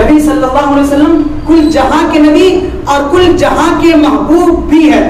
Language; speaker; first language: Urdu; native; Urdu